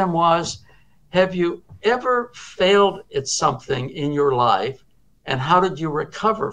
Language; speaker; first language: English; native; English